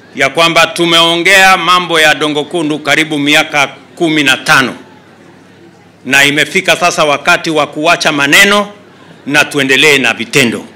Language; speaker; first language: Swahili; non-native, local second language; Kalenjin